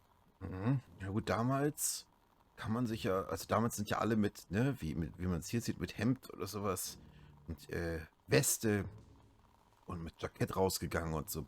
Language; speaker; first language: German; native; German